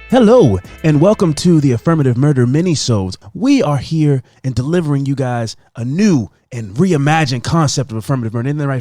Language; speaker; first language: English; native; English